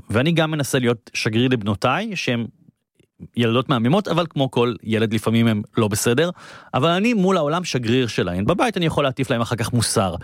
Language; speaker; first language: Hebrew; native; Hebrew